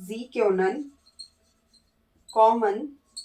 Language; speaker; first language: German; non-native, learner; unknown